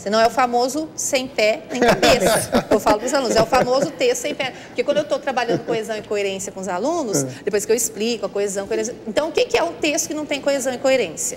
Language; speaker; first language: Portuguese; native; Portuguese